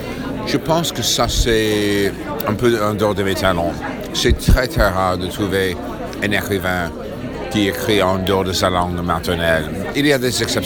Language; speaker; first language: French; non-native, fluent; English